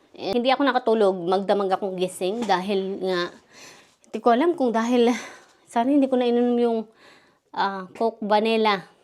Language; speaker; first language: Filipino; native; Filipino